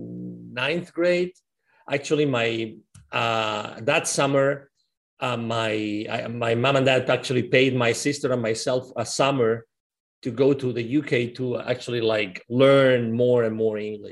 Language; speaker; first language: English; non-native, fluent; Spanish